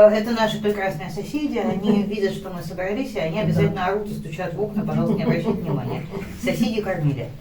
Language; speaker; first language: Russian; native; Russian